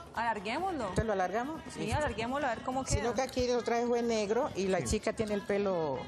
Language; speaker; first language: Spanish; native; Spanish